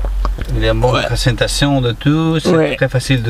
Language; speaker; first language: French; non-native, learner; Spanish